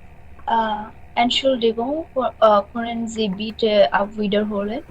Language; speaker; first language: German; non-native, learner; Bangla